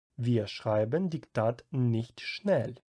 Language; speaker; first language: German; non-native, fluent; Ukrainian